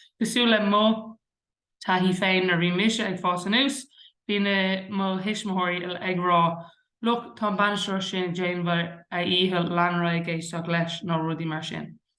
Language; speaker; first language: Irish; non-native, local second language; English